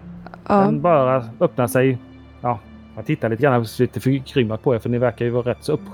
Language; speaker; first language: Swedish; native; Swedish